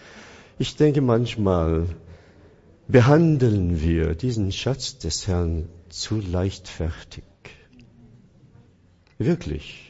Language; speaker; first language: German; non-native, fluent; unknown